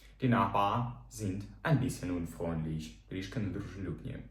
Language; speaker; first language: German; non-native, fluent; Ukrainian